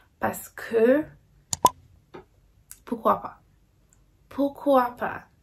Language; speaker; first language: French; non-native, fluent; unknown